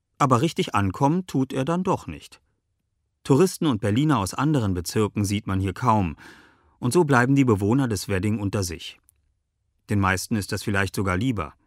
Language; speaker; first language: German; native; German